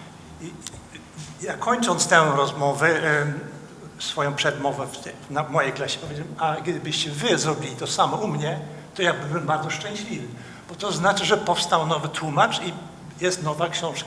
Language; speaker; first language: Polish; non-native, fluent; Dutch